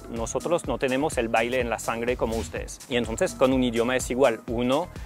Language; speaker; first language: Spanish; non-native, fluent; French